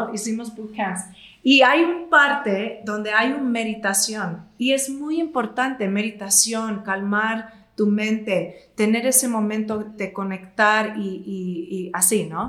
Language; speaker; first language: Spanish; non-native, fluent; English